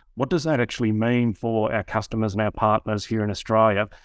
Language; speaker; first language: English; native; English